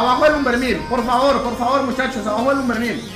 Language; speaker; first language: Spanish; native; Spanish